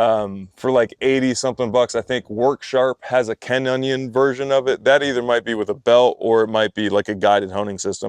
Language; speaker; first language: English; native; English